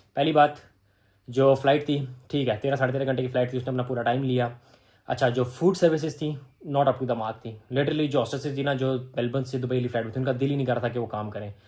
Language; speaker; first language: Urdu; native; Urdu